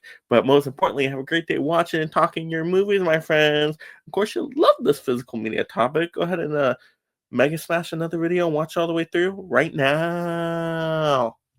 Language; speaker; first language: English; native; English